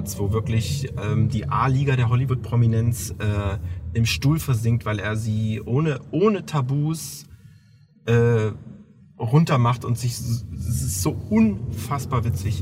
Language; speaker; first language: German; native; German